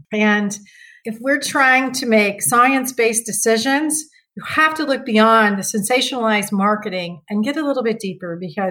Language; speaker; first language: English; native; English